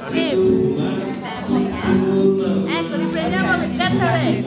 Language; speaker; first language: Italian; non-native, fluent; Portuguese